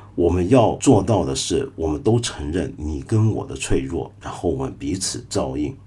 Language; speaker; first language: Chinese; non-native, local second language; Cantonese